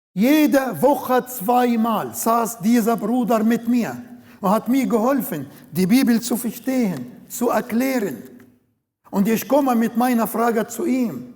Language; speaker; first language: German; non-native, learner; Arabic